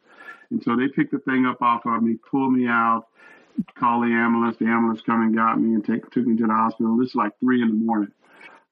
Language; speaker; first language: English; native; English